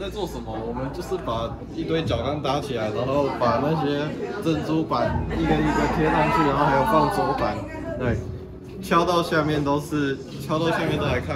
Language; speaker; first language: Chinese; native; Chinese